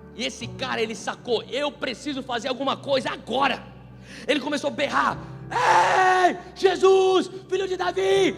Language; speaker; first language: Portuguese; native; Portuguese